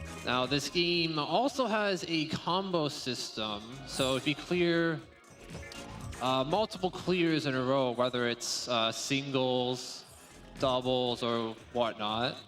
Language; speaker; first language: English; native; English